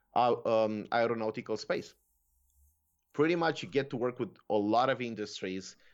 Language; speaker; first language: English; non-native, fluent; Romanian